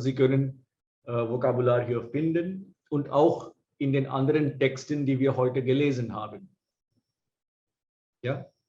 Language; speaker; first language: German; non-native, fluent; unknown